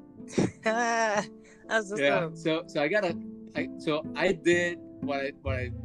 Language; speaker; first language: English; early bilingual, other home language; Spanish